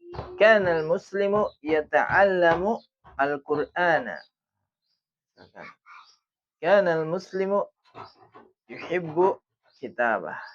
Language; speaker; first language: Arabic; non-native, fluent; Indonesian